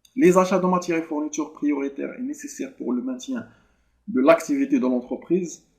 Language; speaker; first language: French; non-native, local second language; Arabic